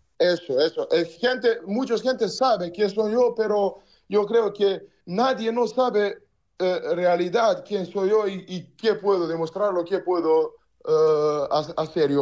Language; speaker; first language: Spanish; non-native, learner; Serbian